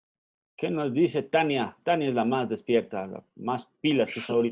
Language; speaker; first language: Spanish; native; Spanish